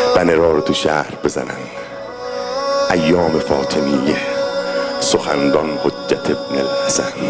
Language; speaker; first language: Persian; native; Persian